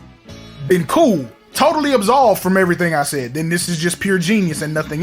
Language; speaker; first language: English; native; English